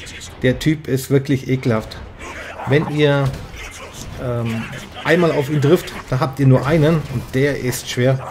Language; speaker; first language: German; native; German